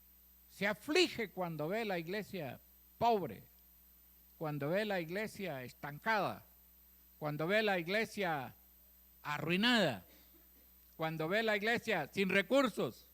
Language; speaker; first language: Spanish; native; Spanish